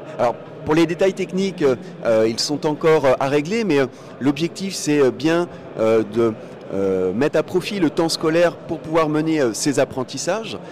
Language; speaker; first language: French; native; French